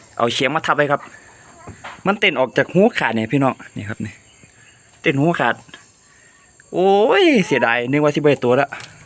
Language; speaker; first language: Thai; native; Thai